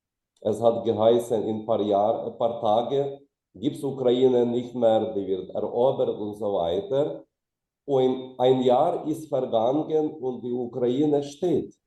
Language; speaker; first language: German; non-native, fluent; Ukrainian